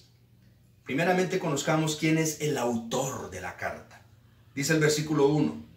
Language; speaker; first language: Spanish; native; Spanish